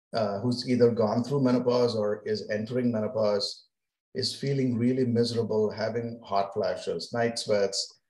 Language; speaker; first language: English; non-native, local second language; Kannada